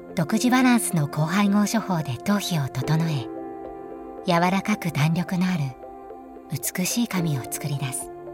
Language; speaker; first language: Japanese; native; Japanese